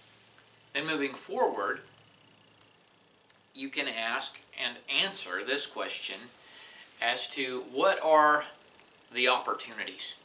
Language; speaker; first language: English; native; English